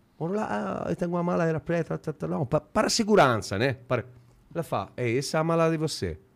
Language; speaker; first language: Portuguese; non-native, fluent; Italian